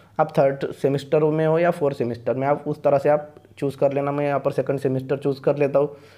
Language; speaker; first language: Hindi; non-native, local second language; Marathi